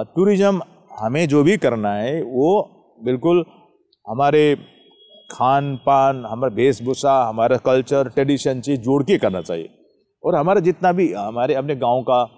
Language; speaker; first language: Hindi; non-native, local second language; Nepali